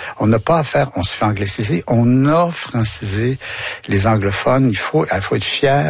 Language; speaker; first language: French; native; French